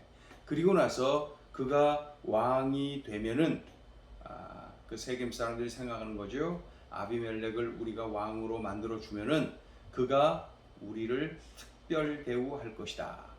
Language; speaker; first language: Korean; native; Korean